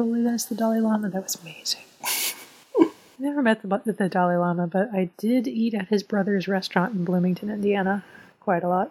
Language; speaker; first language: English; native; English